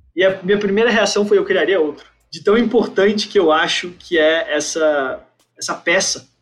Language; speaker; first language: Portuguese; native; Portuguese